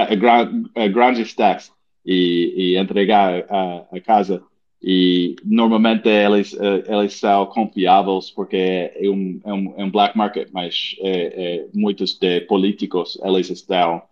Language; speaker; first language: Portuguese; non-native, learner; English